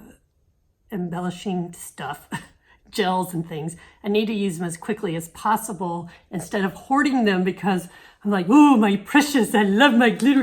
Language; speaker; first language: English; native; English